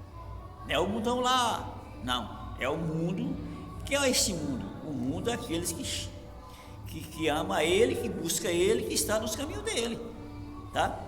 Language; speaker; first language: Portuguese; native; Portuguese